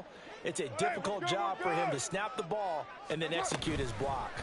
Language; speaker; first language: English; native; English